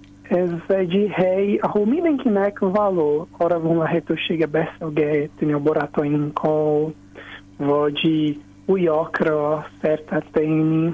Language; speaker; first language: Hungarian; non-native, learner; Portuguese